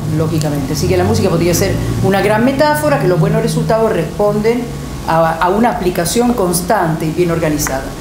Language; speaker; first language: Spanish; non-native, fluent; Italian